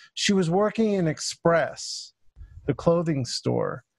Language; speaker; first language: English; native; English